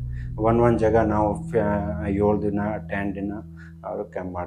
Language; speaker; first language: Kannada; non-native, local second language; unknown